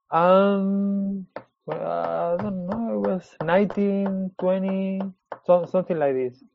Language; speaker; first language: English; non-native, fluent; Spanish